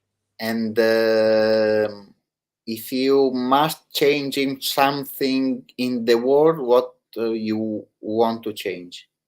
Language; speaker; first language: English; non-native, learner; Italian